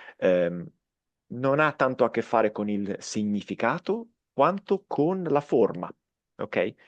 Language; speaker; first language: Italian; native; Italian